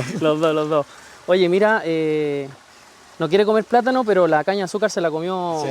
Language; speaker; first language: Spanish; native; Spanish